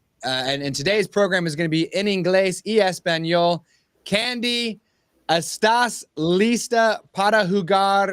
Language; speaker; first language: Spanish; non-native, learner; English